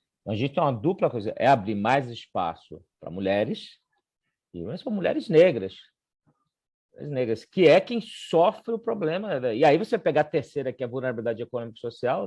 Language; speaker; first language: Portuguese; native; Portuguese